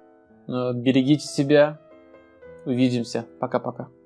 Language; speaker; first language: Russian; non-native, fluent; Turkmen